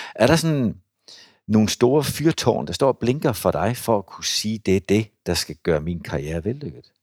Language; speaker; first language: Danish; native; Danish